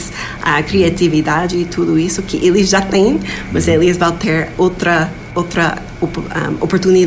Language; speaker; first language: Portuguese; non-native, fluent; English